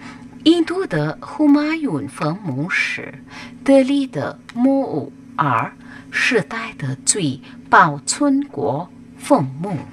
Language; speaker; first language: Chinese; non-native, learner; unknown